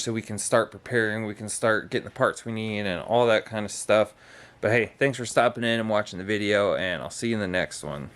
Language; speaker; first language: English; native; English